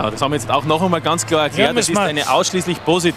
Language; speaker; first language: German; native; German